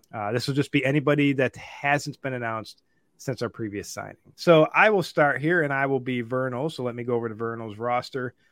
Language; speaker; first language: English; native; English